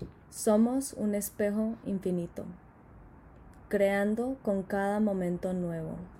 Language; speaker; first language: Spanish; early bilingual, heritage; Spanish